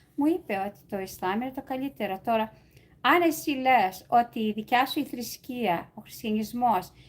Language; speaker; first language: Greek; early bilingual, other home language; English